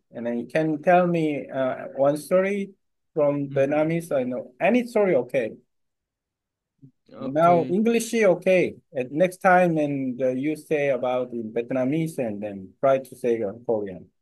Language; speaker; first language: English; non-native, learner; Korean